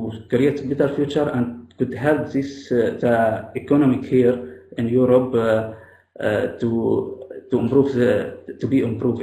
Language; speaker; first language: English; non-native, fluent; Arabic